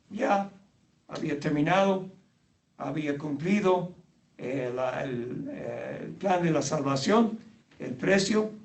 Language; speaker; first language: Spanish; non-native, fluent; English